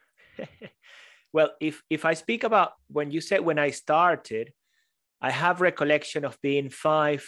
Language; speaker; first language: English; non-native, fluent; Spanish